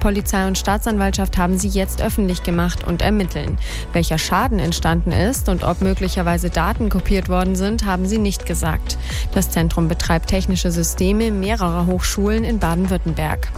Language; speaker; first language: German; native; German